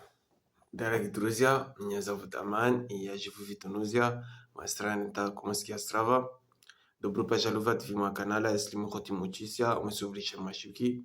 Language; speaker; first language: Russian; non-native, learner; French